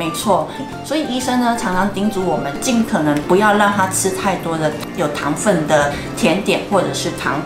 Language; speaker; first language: Chinese; native; Chinese